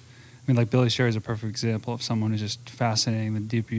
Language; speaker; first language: English; native; English